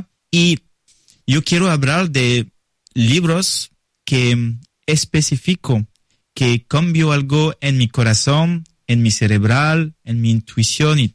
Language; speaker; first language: Spanish; non-native, learner; French